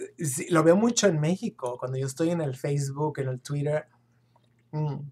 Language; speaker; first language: Spanish; early bilingual, other home language; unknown